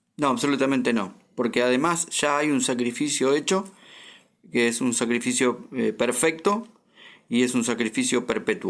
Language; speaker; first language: Spanish; native; Spanish